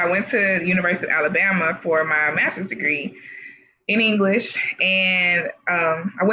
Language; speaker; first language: English; native; English